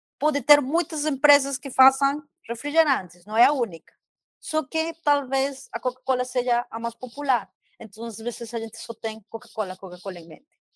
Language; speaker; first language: Portuguese; non-native, fluent; Spanish